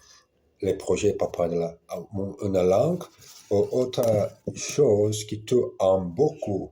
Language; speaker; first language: French; non-native, learner; Portuguese